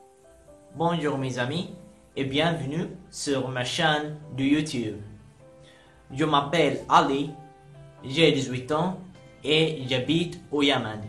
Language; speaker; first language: French; non-native, learner; Arabic